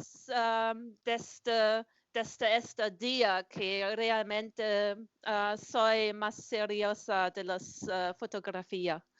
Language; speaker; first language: Spanish; non-native, learner; German